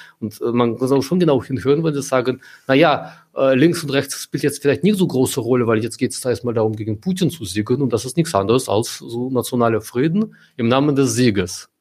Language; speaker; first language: German; non-native, fluent; Russian